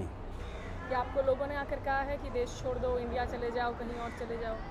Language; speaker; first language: Hindi; native; Hindi